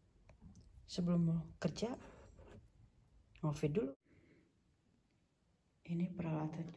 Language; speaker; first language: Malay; non-native, local second language; Sundanese